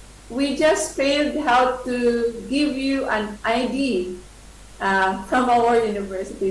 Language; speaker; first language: English; non-native, local second language; Cebuano